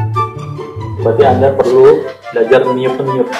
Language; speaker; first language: Indonesian; native; Indonesian